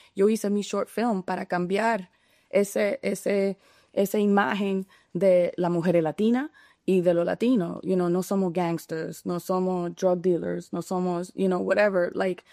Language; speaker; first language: Spanish; early bilingual, heritage; Spanish